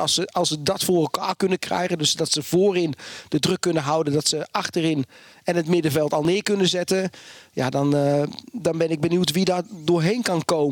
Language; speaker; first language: Dutch; native; Dutch